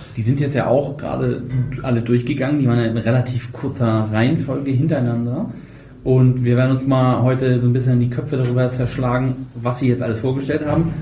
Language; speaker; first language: German; native; German